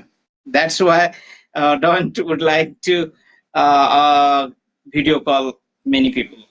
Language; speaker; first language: English; non-native, learner; Maithili